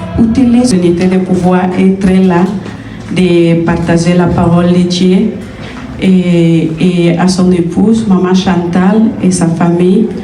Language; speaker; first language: French; non-native, fluent; Spanish